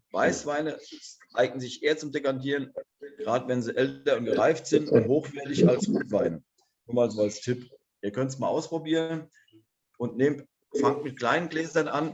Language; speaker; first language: German; native; German